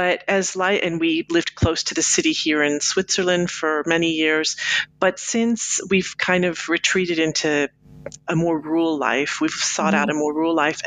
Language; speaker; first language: English; native; English